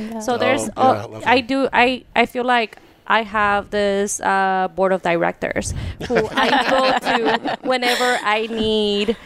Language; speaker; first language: English; early bilingual, other home language; Spanish